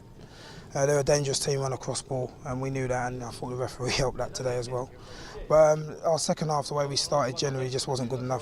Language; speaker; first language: English; native; English